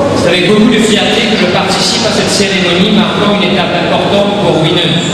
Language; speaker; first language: French; native; French